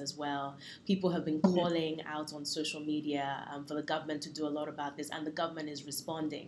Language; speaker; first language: English; native; English